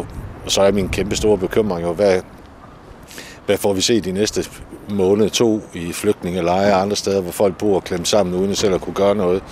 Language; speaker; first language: Danish; native; Danish